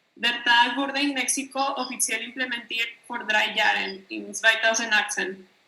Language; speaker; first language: German; non-native, learner; Spanish